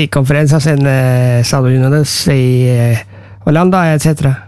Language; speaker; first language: Spanish; non-native, learner; Norwegian